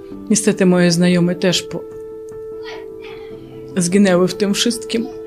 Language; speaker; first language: Polish; non-native, fluent; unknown